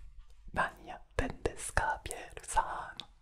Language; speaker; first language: Japanese; non-native, fluent; French